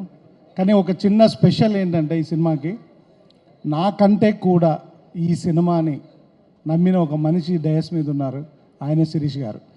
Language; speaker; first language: Telugu; native; Telugu